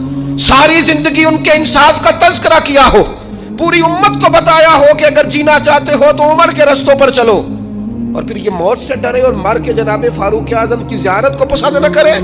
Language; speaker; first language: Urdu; non-native, local second language; Punjabi